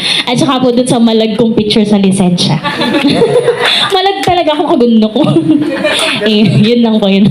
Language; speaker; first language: Filipino; native; Filipino